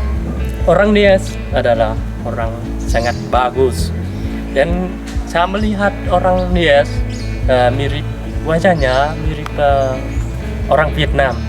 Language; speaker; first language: Indonesian; non-native, learner; Vietnamese